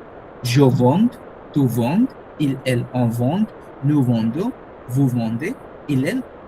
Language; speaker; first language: French; non-native, learner; Bangla